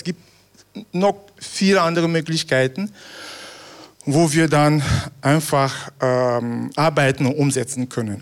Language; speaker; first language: German; non-native, fluent; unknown